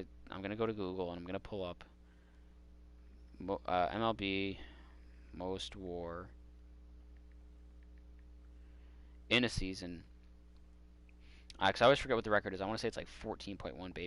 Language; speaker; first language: English; native; English